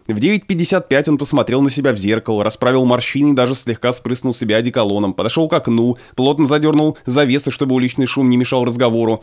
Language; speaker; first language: Russian; native; Russian